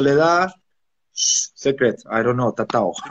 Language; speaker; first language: English; non-native, learner; Spanish